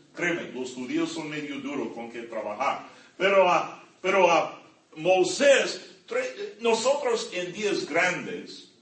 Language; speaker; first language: Spanish; non-native, fluent; English